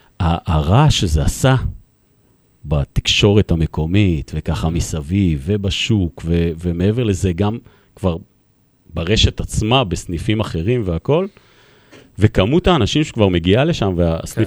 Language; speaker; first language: Hebrew; native; Hebrew